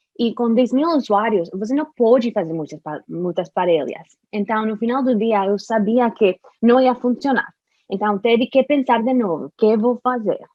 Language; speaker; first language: Portuguese; non-native, fluent; English